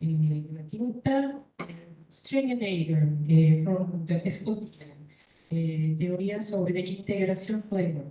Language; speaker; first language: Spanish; non-native, learner; Korean